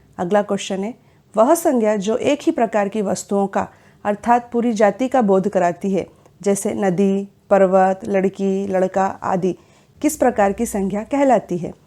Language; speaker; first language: Hindi; native; Hindi